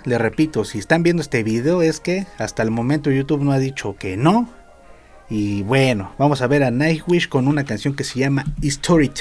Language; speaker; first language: Spanish; native; Spanish